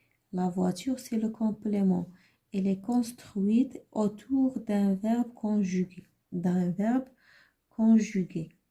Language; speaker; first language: French; non-native, learner; Arabic